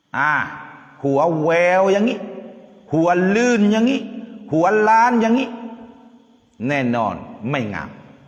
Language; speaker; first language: Thai; native; Thai